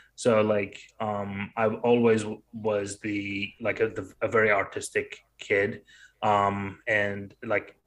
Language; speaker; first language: English; non-native, fluent; Arabic